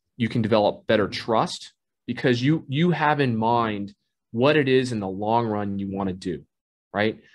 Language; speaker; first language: English; native; English